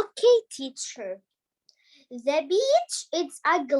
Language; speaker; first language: English; non-native, learner; Arabic